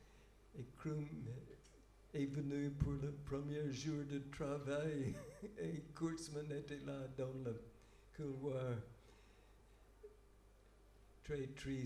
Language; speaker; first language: French; non-native, fluent; English